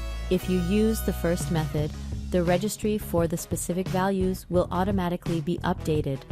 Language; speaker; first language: English; non-native, local second language; Filipino